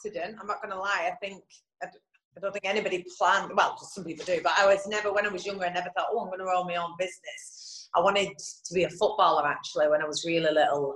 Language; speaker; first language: English; native; English